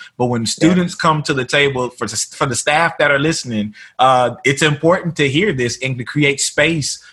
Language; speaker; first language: English; native; English